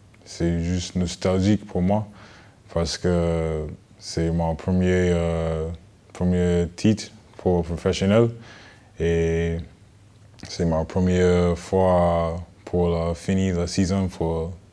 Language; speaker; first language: French; non-native, learner; English